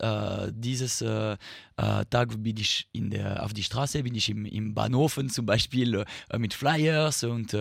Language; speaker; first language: German; non-native, fluent; French